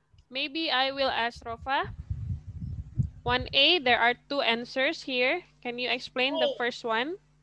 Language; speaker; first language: English; non-native, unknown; Indonesian